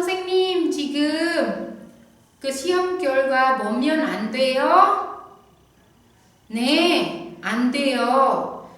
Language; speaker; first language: Korean; non-native, fluent; Indonesian